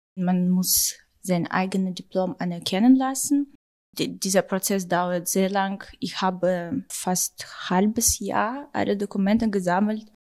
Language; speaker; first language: German; non-native, fluent; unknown